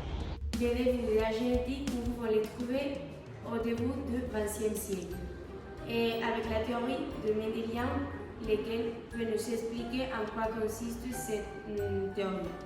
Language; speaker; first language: French; non-native, learner; Spanish